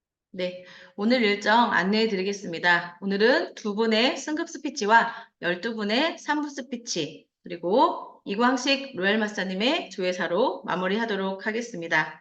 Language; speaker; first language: Korean; native; Korean